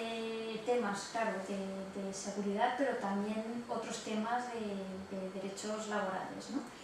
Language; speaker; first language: Spanish; native; Spanish